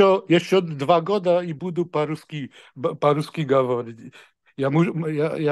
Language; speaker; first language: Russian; non-native, learner; Polish